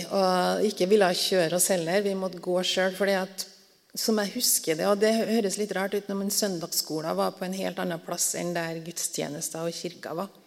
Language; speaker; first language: Norwegian; native; Norwegian